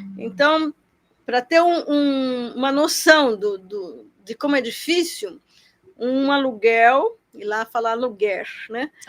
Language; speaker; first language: Portuguese; native; Portuguese